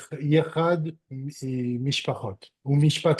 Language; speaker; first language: Hebrew; non-native, learner; French